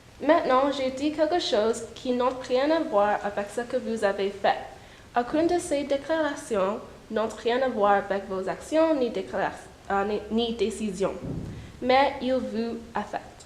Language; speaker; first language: French; non-native, fluent; English